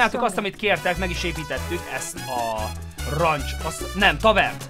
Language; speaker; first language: Hungarian; native; Hungarian